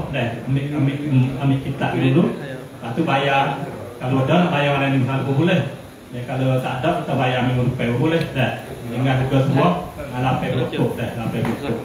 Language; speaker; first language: Malay; native; Malay